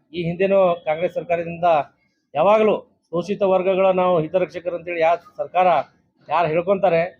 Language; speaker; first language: Kannada; non-native, local second language; Lambadi